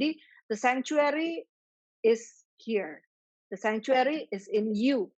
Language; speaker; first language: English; non-native, fluent; Indonesian